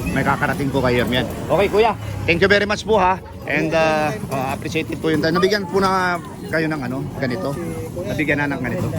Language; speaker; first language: Filipino; non-native, local second language; Bikol